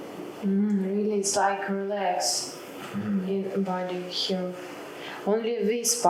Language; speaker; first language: English; non-native, learner; Russian